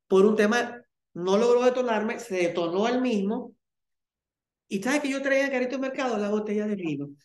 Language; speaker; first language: Spanish; native; Spanish